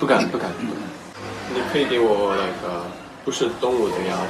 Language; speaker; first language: Chinese; non-native, learner; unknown